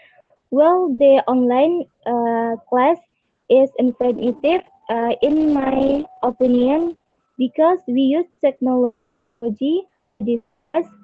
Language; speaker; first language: English; non-native, learner; Indonesian